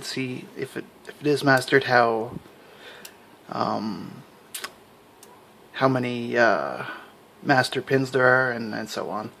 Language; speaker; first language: English; native; English